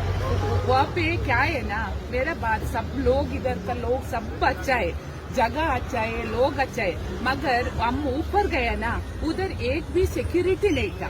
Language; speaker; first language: Hindi; non-native, local second language; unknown